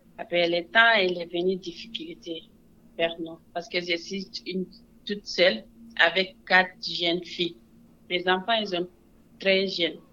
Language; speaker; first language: French; non-native, local second language; Wolof